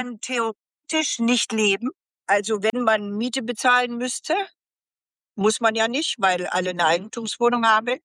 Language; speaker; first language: German; native; German